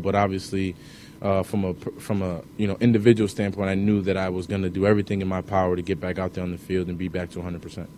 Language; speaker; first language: English; native; English